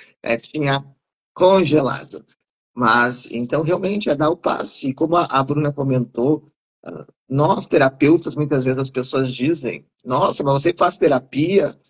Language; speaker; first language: Portuguese; native; Portuguese